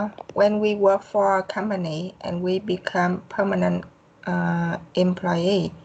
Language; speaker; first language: English; non-native, learner; Vietnamese